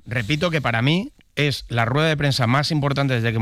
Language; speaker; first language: Spanish; native; Spanish